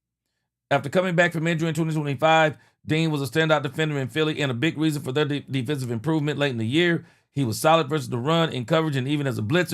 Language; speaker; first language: English; native; English